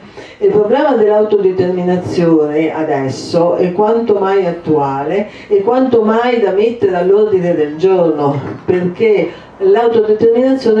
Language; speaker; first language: Italian; native; Italian